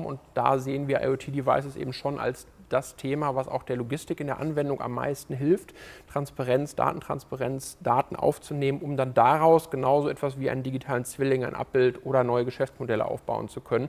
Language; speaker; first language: German; native; German